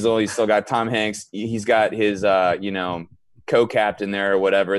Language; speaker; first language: English; native; English